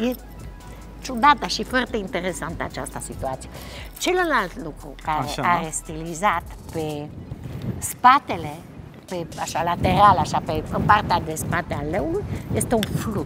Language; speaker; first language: Romanian; non-native, fluent; Bulgarian